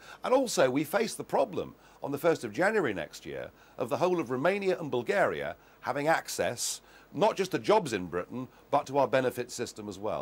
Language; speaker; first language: English; native; English